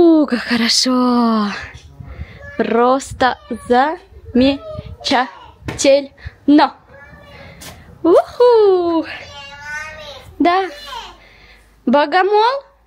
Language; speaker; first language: Russian; native; Russian